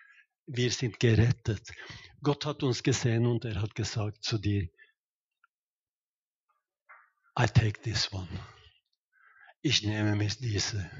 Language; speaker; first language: German; non-native, fluent; Norwegian